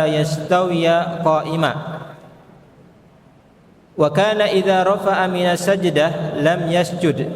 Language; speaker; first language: Arabic; non-native, fluent; Indonesian